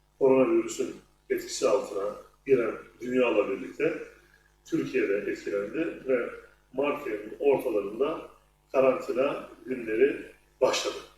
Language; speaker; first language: Turkish; native; Turkish